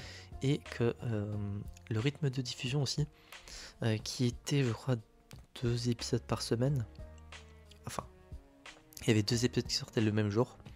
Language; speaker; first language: French; native; French